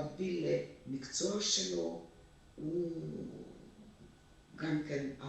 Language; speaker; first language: Hebrew; non-native, fluent; Russian